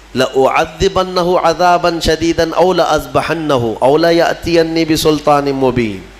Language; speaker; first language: Urdu; native; Urdu